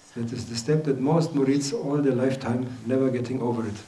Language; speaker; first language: English; non-native, fluent; German